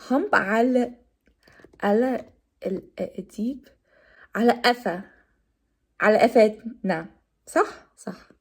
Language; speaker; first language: Arabic; non-native, learner; English